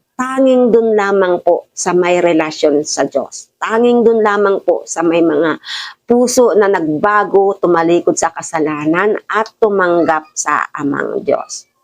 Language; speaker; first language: Filipino; non-native, local second language; Bikol